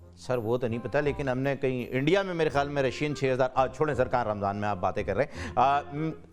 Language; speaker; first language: Urdu; native; Urdu